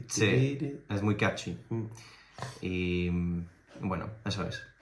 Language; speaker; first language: Spanish; non-native, fluent; French